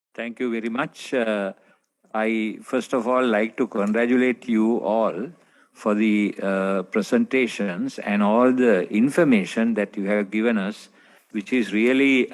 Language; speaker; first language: English; non-native, local second language; Sinhala